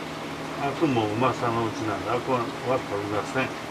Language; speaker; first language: Japanese; native; Japanese